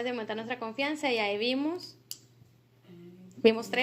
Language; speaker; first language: Spanish; native; Spanish